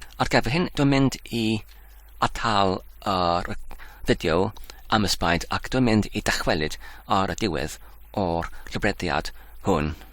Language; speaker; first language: Welsh; non-native, learner; Dutch